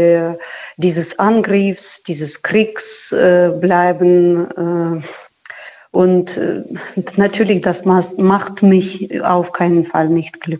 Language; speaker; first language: German; non-native, fluent; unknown